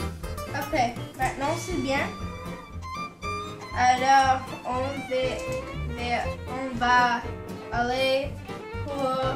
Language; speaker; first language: French; non-native, learner; English